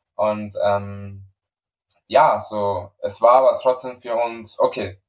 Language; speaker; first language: German; non-native, fluent; Spanish